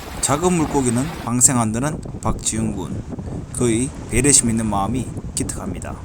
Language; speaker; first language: Korean; native; Korean